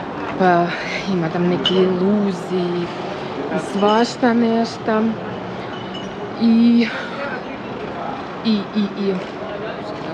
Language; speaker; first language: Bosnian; non-native, fluent; Russian